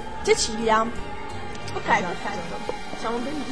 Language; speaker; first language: Italian; native; Italian